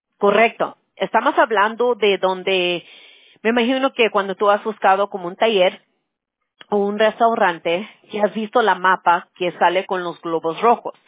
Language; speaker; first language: Spanish; early bilingual, other home language; English